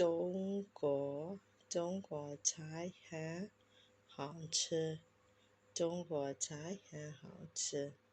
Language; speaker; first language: Chinese; non-native, fluent; Burmese